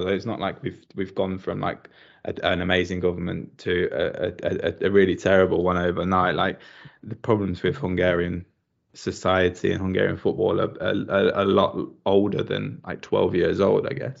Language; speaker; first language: English; native; English